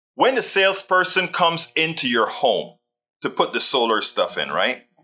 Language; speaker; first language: English; non-native, fluent; Spanish